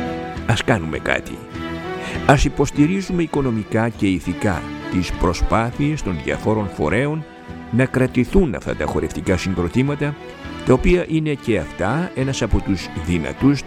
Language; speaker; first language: Greek; native; Greek